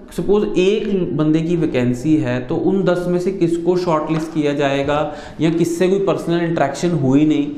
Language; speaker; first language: Hindi; non-native, local second language; Punjabi